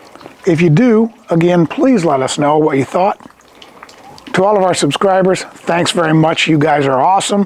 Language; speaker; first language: English; native; English